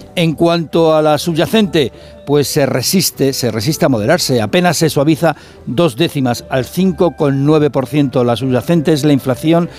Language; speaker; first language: Spanish; non-native, fluent; Arabic